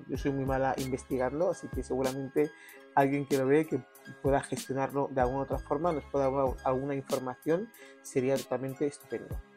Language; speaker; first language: Spanish; native; Spanish